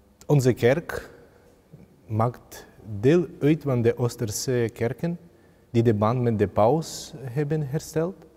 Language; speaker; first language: Dutch; non-native, fluent; Ukrainian